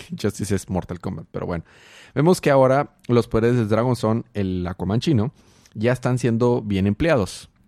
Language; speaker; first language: Spanish; native; Spanish